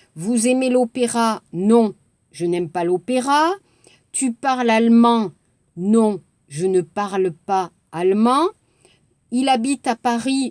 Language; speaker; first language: French; native; French